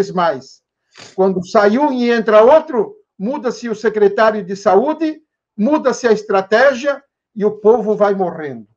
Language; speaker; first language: Portuguese; native; Portuguese